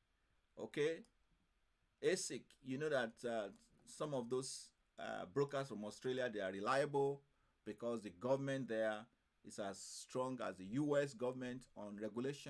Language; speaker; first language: English; non-native, fluent; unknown